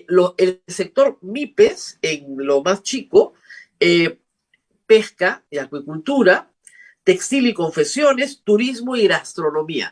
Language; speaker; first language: Spanish; native; Spanish